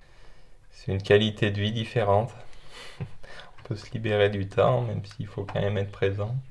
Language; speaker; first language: French; native; French